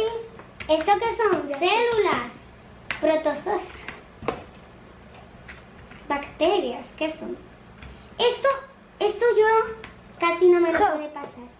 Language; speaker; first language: Spanish; native; Spanish